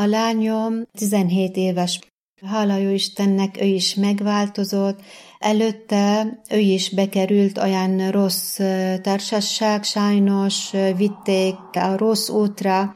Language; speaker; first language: Hungarian; non-native, fluent; Arabic